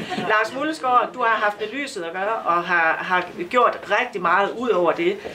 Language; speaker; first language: Danish; native; Danish